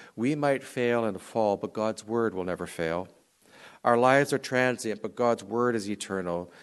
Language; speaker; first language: English; native; English